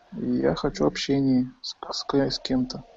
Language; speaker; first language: Russian; non-native, fluent; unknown